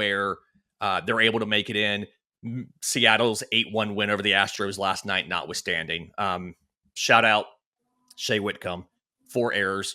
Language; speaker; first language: English; native; English